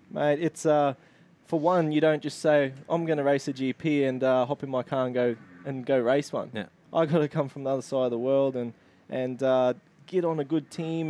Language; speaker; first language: English; native; English